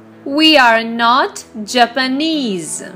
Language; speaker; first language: English; non-native, fluent; Russian